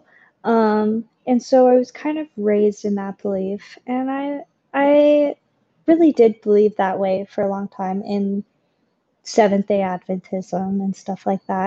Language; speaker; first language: English; native; English